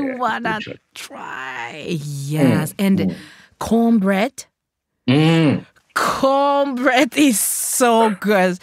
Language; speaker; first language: English; non-native, learner; Japanese